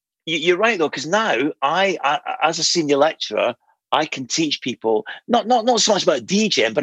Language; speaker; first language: English; native; English